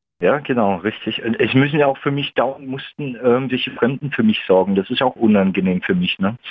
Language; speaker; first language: German; non-native, fluent; Russian